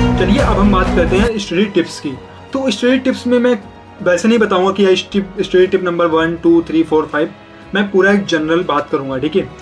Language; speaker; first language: Hindi; native; Hindi